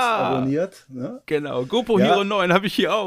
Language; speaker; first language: German; native; German